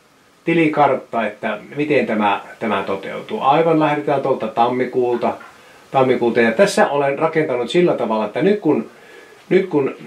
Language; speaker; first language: Finnish; native; Finnish